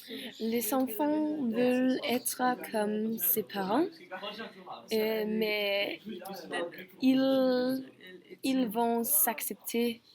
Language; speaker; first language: French; non-native, learner; Danish